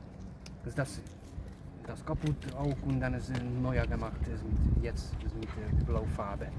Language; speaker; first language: German; non-native, learner; Hungarian